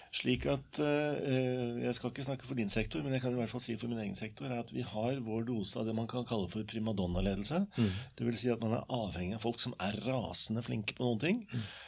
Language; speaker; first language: Norwegian; native; Norwegian